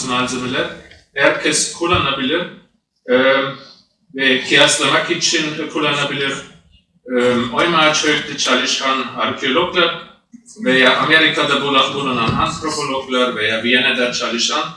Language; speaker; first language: Turkish; non-native, fluent; German